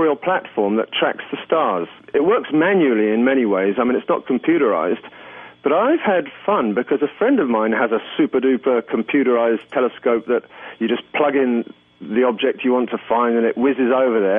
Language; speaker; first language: English; native; English